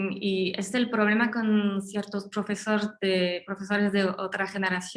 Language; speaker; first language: Spanish; non-native, fluent; French